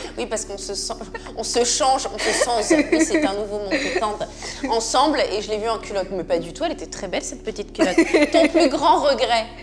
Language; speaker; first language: French; early bilingual, other home language; Arabic